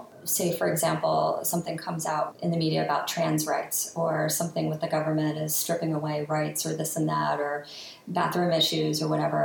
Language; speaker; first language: English; native; English